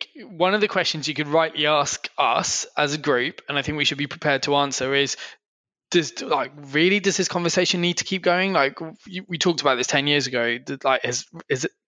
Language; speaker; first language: English; native; English